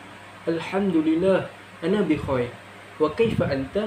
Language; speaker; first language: Arabic; non-native, learner; Malay